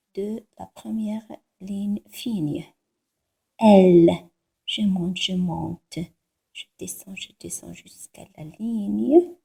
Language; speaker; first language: French; non-native, local second language; Arabic